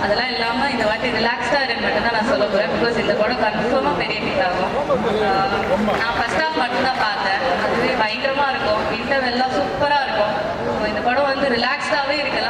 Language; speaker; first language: Tamil; non-native, learner; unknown